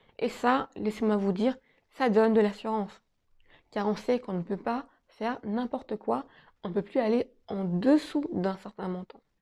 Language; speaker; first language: French; native; French